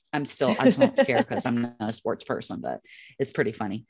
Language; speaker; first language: English; native; English